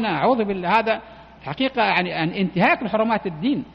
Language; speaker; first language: Arabic; native; Arabic